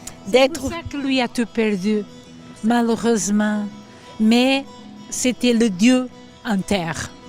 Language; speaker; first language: French; non-native, fluent; Portuguese